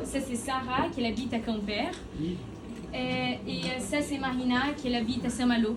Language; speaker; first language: French; non-native, learner; Portuguese